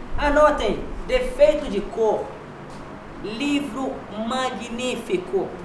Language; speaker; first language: Portuguese; non-native, local second language; Kabuverdianu